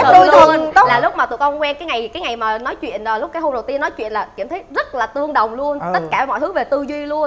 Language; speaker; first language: Vietnamese; native; Vietnamese